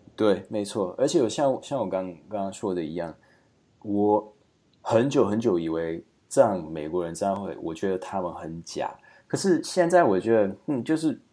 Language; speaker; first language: Chinese; non-native, fluent; Slovak